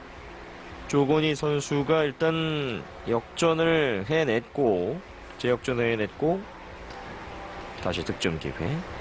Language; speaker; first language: Korean; native; Korean